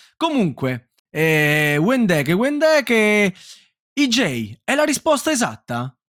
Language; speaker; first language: Italian; native; Italian